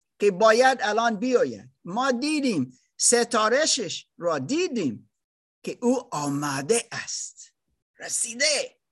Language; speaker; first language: Persian; non-native, learner; German